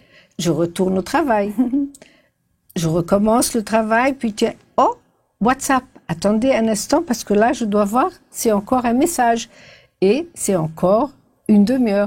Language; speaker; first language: French; non-native, fluent; Portuguese